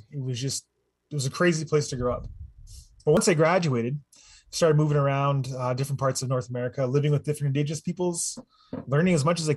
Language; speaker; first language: English; native; English